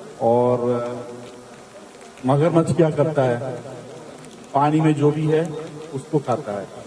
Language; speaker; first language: Hindi; native; Hindi